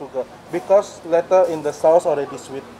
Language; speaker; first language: English; non-native, learner; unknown